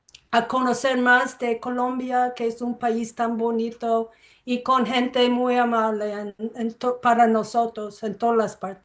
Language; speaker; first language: Spanish; non-native, fluent; English